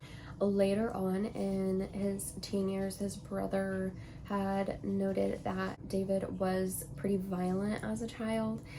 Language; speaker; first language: English; native; English